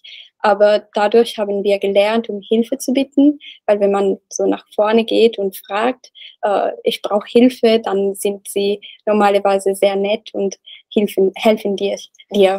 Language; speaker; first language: German; non-native, learner; Italian